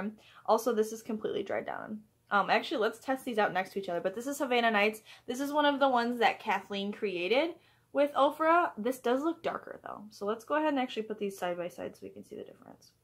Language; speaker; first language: English; native; English